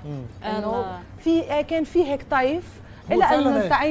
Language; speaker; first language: Arabic; native; Arabic